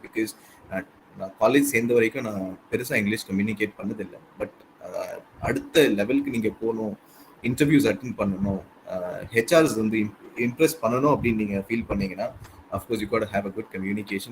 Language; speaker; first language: Tamil; native; Tamil